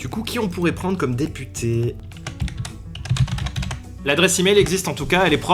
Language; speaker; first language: French; native; French